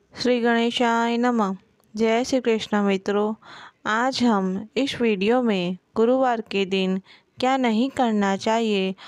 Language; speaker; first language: Hindi; non-native, local second language; Gujarati